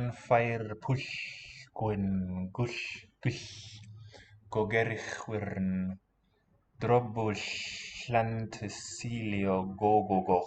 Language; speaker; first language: Welsh; non-native, learner; English